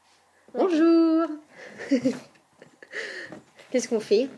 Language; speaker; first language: French; native; French